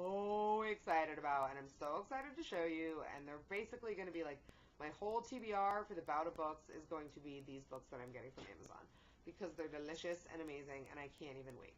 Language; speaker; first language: English; native; English